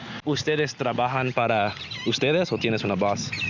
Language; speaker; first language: Spanish; non-native, learner; English